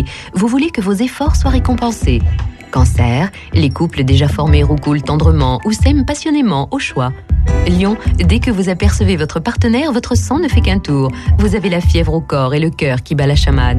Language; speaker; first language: French; native; French